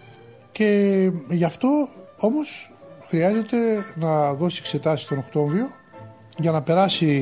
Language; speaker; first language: Greek; native; Greek